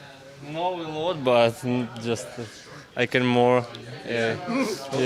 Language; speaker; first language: English; non-native, learner; Russian